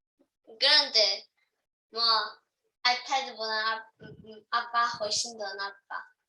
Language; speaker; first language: Korean; early bilingual, heritage; Chinese